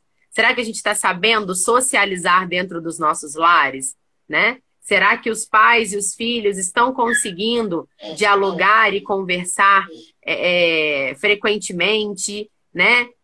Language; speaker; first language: Portuguese; native; Portuguese